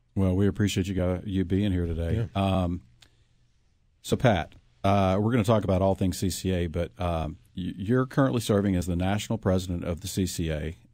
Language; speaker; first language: English; native; English